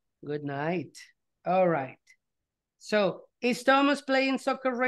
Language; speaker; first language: English; non-native, fluent; Spanish